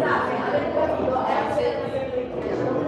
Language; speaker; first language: Italian; native; Italian